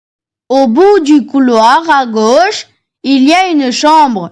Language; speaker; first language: French; non-native, learner; Tamil